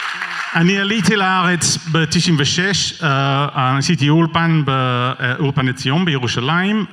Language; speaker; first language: Hebrew; non-native, learner; English